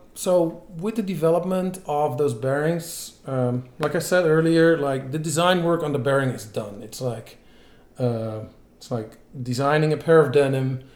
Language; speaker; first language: English; non-native, fluent; Dutch